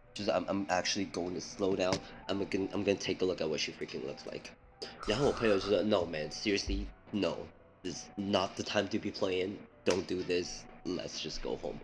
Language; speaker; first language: English; early bilingual, other home language; Chinese